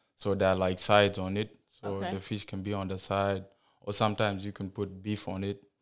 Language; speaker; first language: English; non-native, fluent; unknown